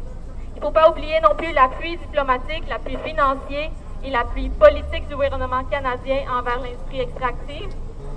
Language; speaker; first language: French; native; French